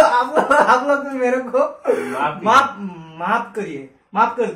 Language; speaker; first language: Hindi; non-native, learner; Bangla